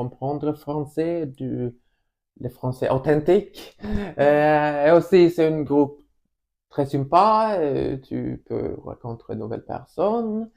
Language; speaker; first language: French; non-native, learner; Swedish